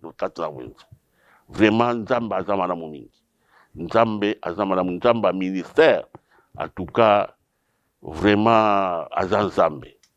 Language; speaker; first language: Lingala; non-native, local second language; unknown